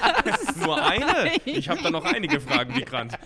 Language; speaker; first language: German; native; German